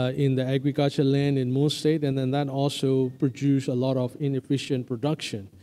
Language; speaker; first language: English; non-native, fluent; Burmese